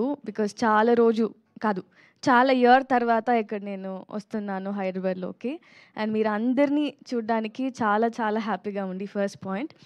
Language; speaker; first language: Telugu; non-native, local second language; Tamil